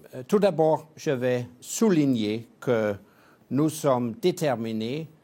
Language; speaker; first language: French; non-native, fluent; Danish